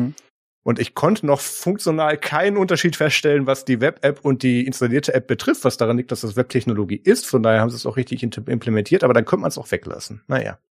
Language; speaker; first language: German; native; German